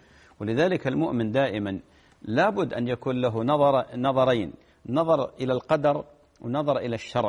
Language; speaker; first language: Arabic; native; Arabic